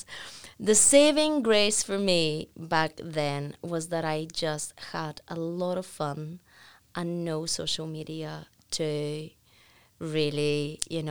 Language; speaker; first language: English; non-native, fluent; Bulgarian